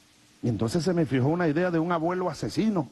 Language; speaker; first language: Spanish; native; Spanish